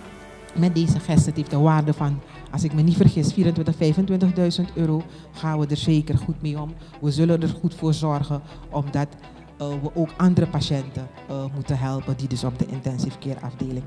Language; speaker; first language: Dutch; native; Dutch